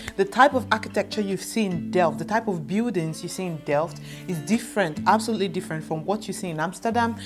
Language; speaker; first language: English; non-native, local second language; Igbo